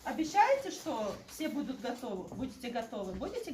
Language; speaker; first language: Russian; native; Russian